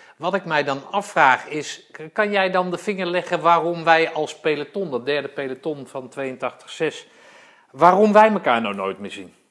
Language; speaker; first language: Dutch; native; Dutch